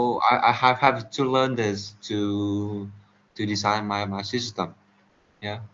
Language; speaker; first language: English; non-native, learner; Vietnamese